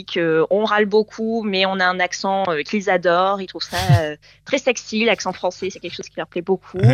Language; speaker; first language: French; native; French